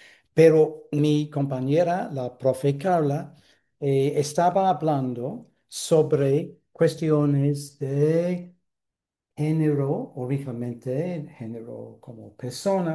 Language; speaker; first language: Spanish; non-native, fluent; English